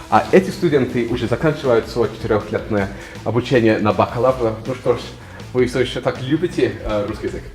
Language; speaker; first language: Russian; non-native, fluent; English